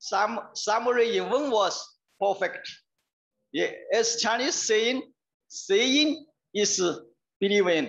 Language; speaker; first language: English; non-native, learner; Chinese